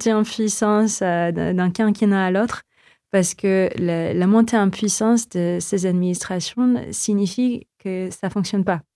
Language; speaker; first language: French; non-native, fluent; Filipino